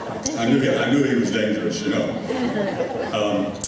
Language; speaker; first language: English; native; English